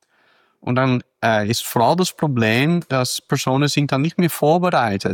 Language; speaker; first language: German; non-native, fluent; Dutch